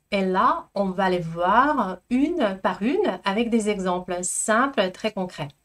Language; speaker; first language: French; non-native, fluent; Russian